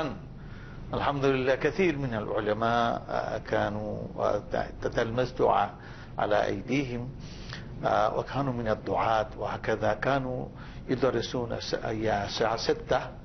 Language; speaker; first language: Arabic; non-native, fluent; Bangla